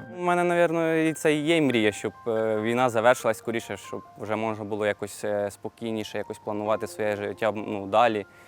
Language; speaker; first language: Ukrainian; native; Ukrainian